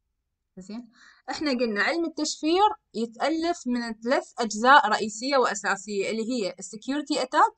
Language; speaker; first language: Arabic; native; Arabic